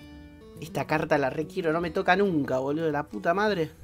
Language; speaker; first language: Spanish; native; Spanish